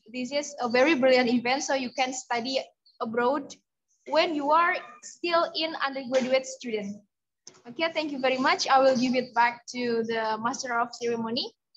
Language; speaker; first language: English; non-native, fluent; Indonesian